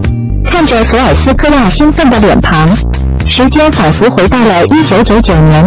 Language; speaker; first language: Chinese; native; Chinese